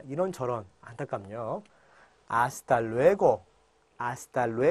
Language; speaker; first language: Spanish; non-native, fluent; Korean